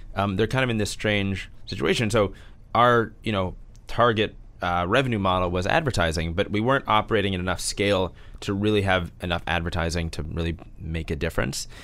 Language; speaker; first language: English; native; English